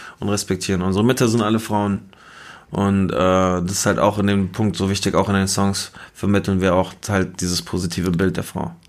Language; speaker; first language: German; early bilingual, other home language; Spanish